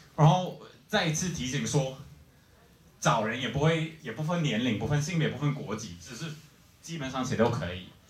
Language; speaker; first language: Chinese; non-native, fluent; English